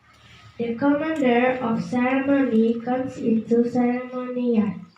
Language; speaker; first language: English; non-native, learner; Indonesian